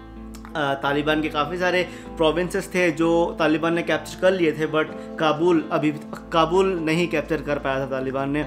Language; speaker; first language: Hindi; native; Hindi